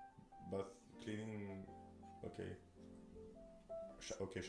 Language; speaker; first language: English; non-native, learner; French